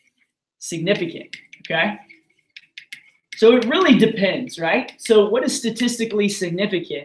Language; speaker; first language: English; native; English